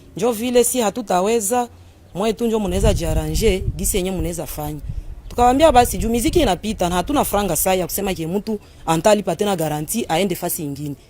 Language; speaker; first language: Swahili; native; Swahili